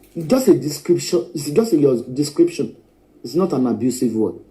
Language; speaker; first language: English; non-native, local second language; Yoruba